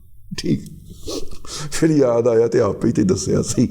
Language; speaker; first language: Urdu; native; Urdu